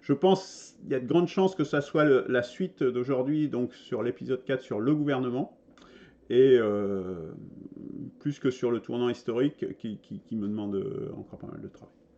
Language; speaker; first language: French; native; French